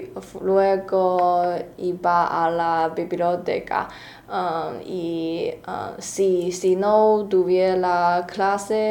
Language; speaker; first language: Spanish; non-native, learner; Chinese